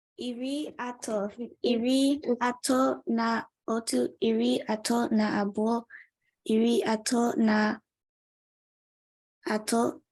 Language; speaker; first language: Igbo; non-native, local second language; English